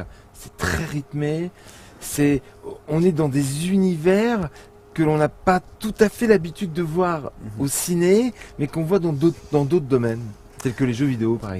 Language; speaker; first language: French; native; French